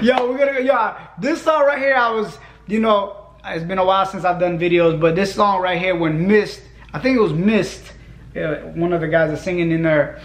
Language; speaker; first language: English; native; English